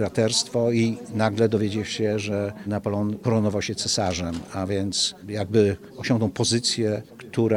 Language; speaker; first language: Polish; native; Polish